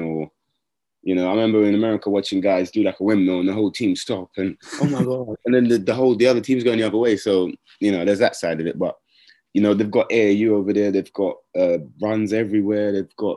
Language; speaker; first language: English; native; English